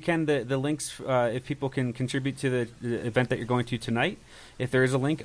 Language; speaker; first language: English; native; English